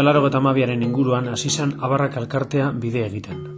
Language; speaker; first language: Basque; native; Basque